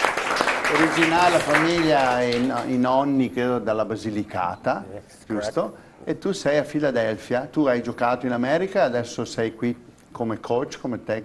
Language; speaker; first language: Italian; native; Italian